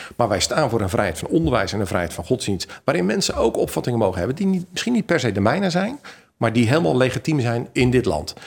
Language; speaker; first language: Dutch; native; Dutch